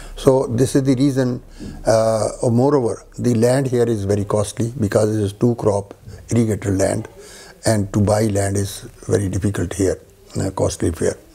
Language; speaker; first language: English; non-native, local second language; Punjabi